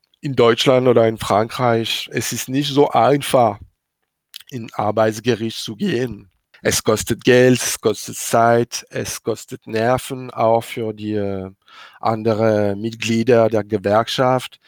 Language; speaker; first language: German; non-native, learner; French